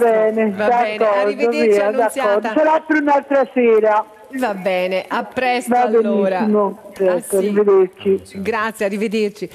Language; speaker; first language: Italian; native; Italian